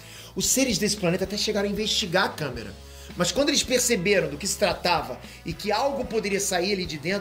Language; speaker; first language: Portuguese; native; Portuguese